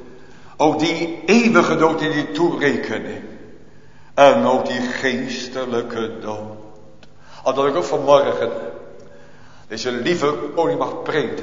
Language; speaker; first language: Dutch; native; Dutch